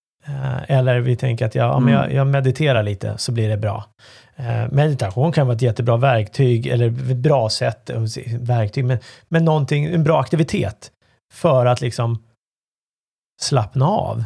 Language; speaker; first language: Swedish; native; Swedish